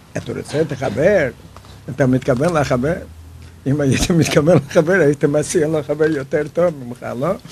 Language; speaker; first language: Hebrew; non-native, fluent; Yiddish